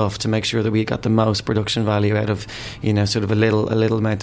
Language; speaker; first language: English; native; English